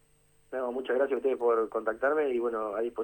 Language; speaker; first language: Spanish; native; Spanish